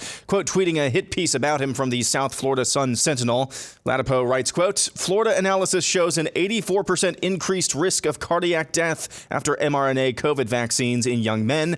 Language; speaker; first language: English; native; English